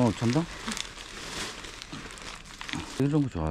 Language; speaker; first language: Korean; native; Korean